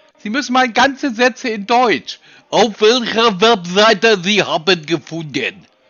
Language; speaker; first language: German; native; German